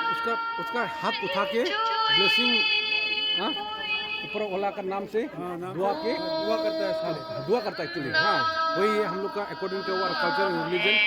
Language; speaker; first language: Hindi; non-native, local second language; Rongmei Naga